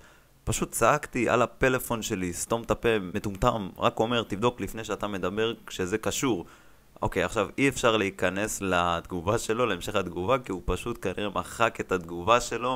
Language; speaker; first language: Hebrew; native; Hebrew